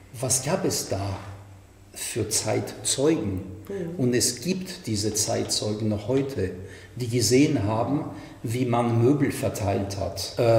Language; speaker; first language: German; non-native, fluent; French